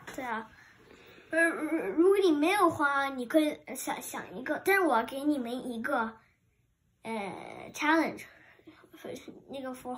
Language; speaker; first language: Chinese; early bilingual, heritage; Chinese